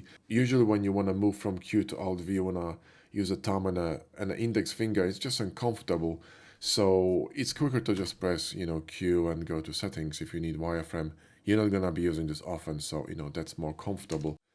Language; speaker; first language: English; non-native, fluent; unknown